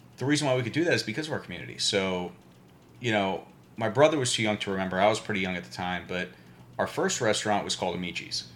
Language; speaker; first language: English; early bilingual, other home language; Albanian